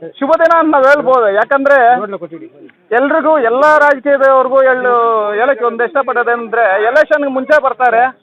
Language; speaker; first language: Kannada; native; Kannada